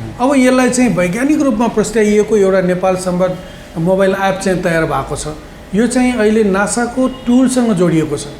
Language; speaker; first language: Nepali; non-native, local second language; Newari